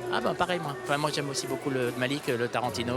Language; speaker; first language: French; native; French